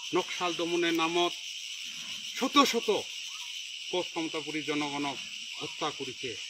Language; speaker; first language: Bangla; non-native, local second language; Rangpuri